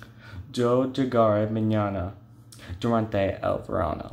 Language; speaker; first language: Spanish; non-native, learner; English